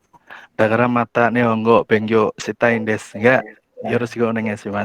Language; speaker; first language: Japanese; non-native, learner; Javanese